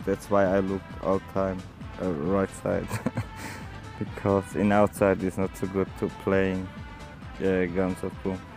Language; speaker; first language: English; non-native, learner; German